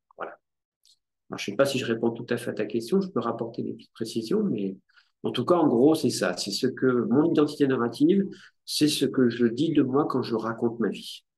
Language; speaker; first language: French; native; French